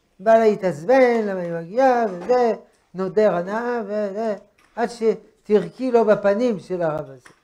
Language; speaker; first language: Hebrew; non-native, fluent; French